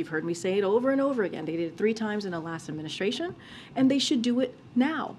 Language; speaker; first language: English; native; English